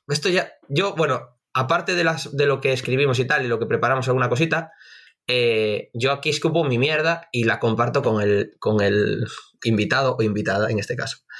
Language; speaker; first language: Spanish; native; Spanish